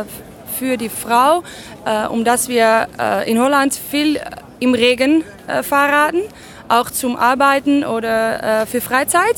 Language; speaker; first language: German; non-native, learner; Dutch